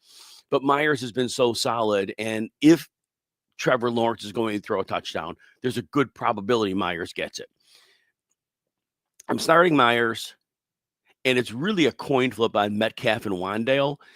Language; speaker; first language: English; native; English